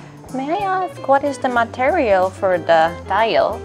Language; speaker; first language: English; non-native, fluent; Japanese